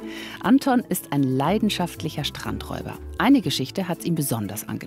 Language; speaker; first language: German; native; German